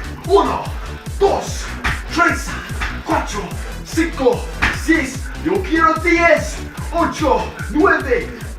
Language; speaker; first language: Spanish; non-native, learner; English